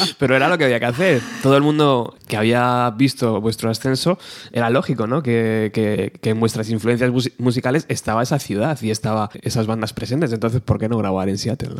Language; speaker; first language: Spanish; native; Spanish